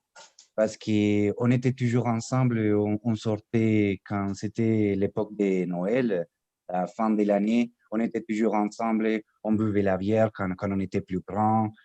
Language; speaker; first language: French; non-native, fluent; Spanish